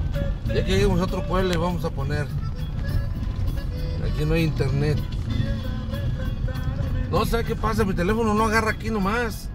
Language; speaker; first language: Spanish; native; Spanish